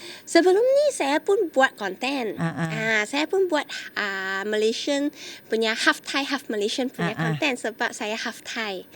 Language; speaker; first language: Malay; non-native, local second language; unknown